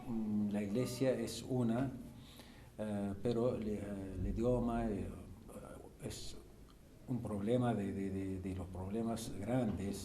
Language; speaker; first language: Spanish; non-native, fluent; Arabic